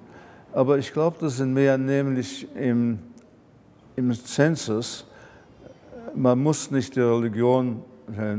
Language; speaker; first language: German; early bilingual, heritage; German